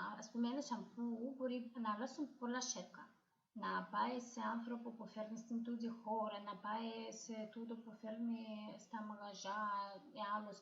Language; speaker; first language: Greek; non-native, learner; Russian